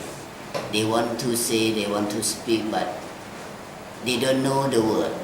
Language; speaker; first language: English; non-native, learner; Thai